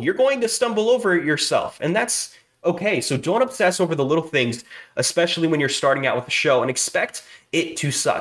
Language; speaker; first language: English; native; English